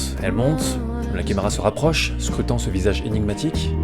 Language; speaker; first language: French; native; French